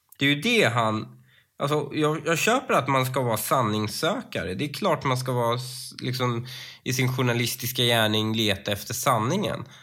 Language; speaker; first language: Swedish; early bilingual, other home language; Persian